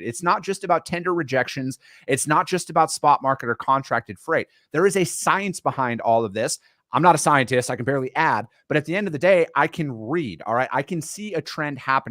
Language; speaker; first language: English; native; English